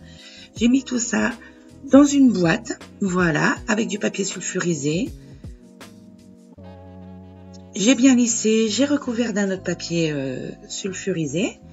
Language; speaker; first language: French; native; French